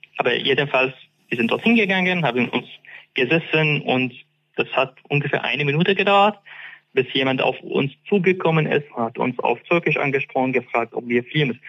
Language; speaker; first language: German; non-native, fluent; Arabic